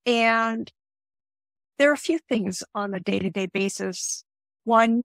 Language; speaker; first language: English; native; English